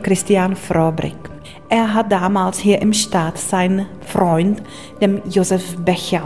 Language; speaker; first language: German; non-native, fluent; Czech